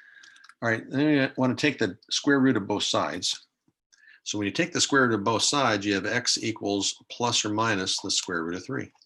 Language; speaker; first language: English; native; English